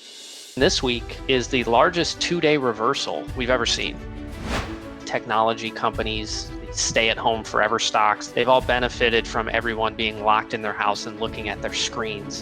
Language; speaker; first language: English; native; English